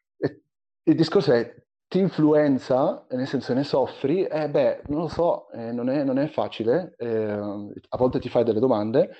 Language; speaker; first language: Italian; early bilingual, other home language; Arabic